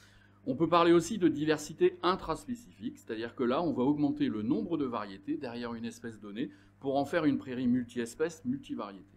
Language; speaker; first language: French; native; French